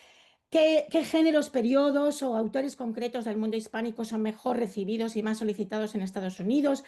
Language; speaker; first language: Spanish; native; Spanish